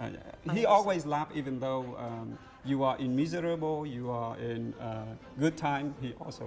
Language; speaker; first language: English; non-native, learner; Vietnamese